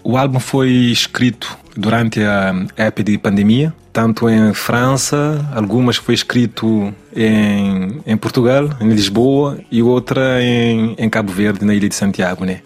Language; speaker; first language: Portuguese; non-native, learner; Kabuverdianu